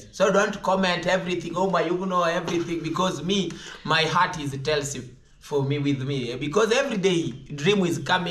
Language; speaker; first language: English; non-native, learner; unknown